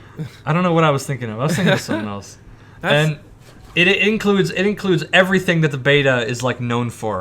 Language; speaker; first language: English; native; English